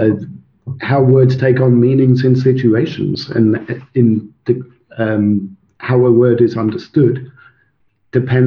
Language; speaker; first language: English; non-native, local second language; Swedish